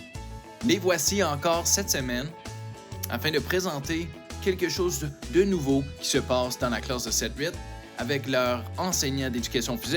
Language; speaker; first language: French; native; French